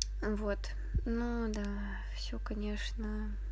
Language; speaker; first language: Russian; native; Russian